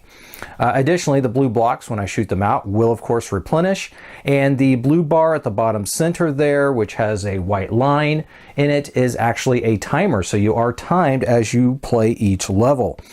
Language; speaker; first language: English; native; English